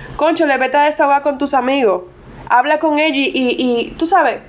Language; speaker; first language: Spanish; non-native, local second language; English